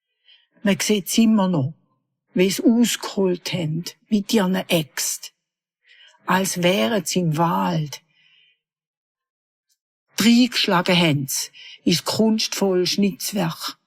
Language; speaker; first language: German; native; German